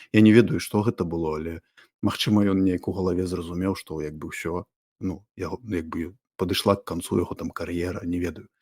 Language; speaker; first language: Belarusian; non-native, local second language; Russian